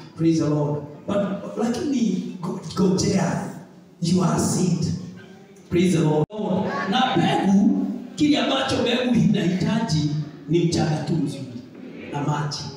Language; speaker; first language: Swahili; non-native, local second language; Kikuyu